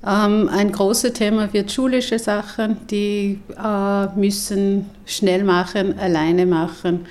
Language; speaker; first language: German; non-native, fluent; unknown